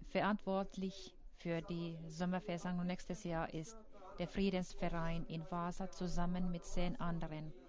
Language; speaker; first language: German; non-native, fluent; Finnish